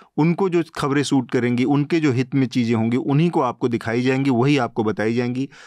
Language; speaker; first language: Hindi; native; Hindi